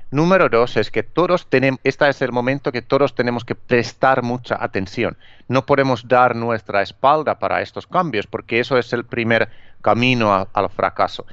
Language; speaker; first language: Spanish; non-native, fluent; Finnish